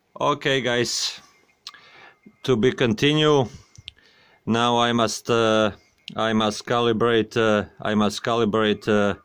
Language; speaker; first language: English; non-native, learner; Croatian